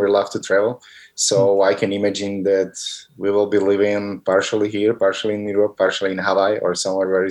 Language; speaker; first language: English; non-native, fluent; Slovak